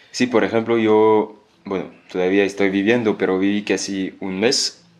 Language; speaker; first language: Spanish; non-native, fluent; French